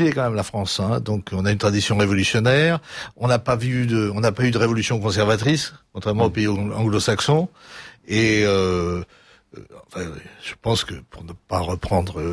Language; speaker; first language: French; native; French